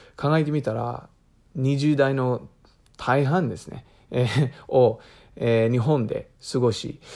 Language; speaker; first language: Japanese; non-native, fluent; English